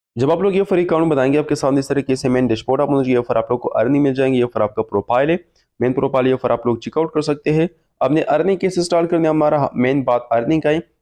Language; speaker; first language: Urdu; non-native, local second language; Pashto